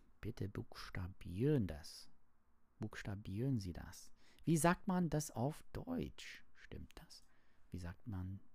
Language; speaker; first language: German; non-native, learner; English